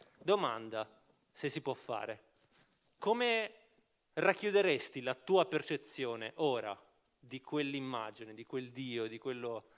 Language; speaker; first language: Italian; native; Italian